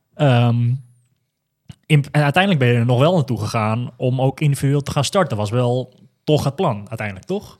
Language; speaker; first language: Dutch; native; Dutch